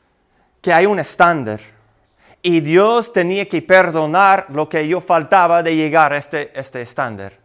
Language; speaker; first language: Spanish; non-native, fluent; English